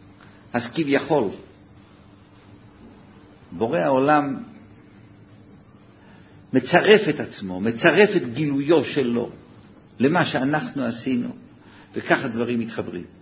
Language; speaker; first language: Hebrew; native; Hebrew